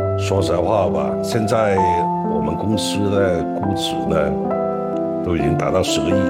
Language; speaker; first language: Chinese; non-native, local second language; Cantonese